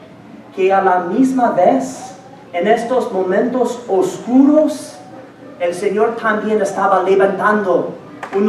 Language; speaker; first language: Spanish; non-native, fluent; English